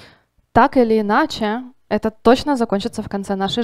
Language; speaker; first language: Russian; native; Russian